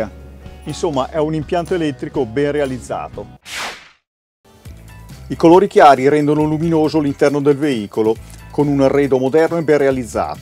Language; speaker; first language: Italian; native; Italian